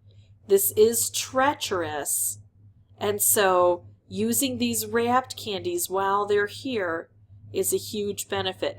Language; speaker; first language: English; native; English